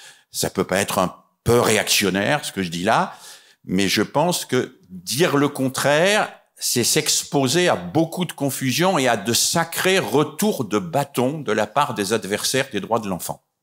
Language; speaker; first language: French; native; French